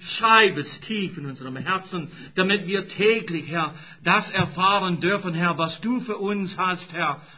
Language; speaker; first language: German; non-native, fluent; English